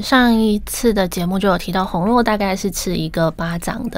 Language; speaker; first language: Chinese; native; Chinese